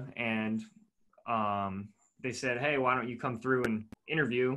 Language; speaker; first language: English; native; English